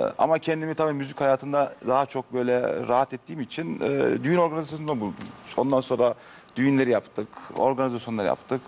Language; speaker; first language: Turkish; early bilingual, heritage; Turkish